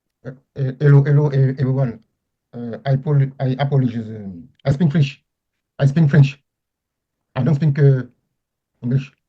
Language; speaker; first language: English; non-native, learner; French